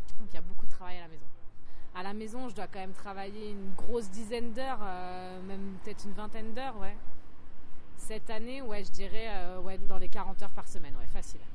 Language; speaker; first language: French; native; French